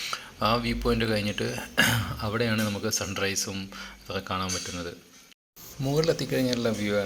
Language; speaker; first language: Malayalam; native; Malayalam